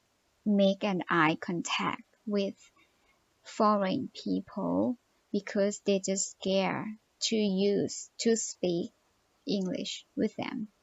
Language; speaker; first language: English; non-native, learner; Thai